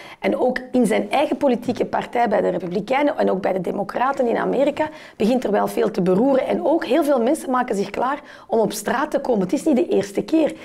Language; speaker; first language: Dutch; early bilingual, other home language; Turkish